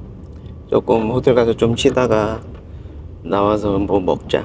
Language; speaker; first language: Korean; native; Korean